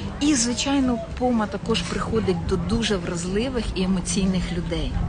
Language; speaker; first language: Ukrainian; native; Ukrainian